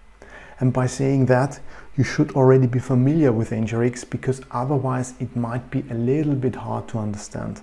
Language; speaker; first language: English; non-native, fluent; German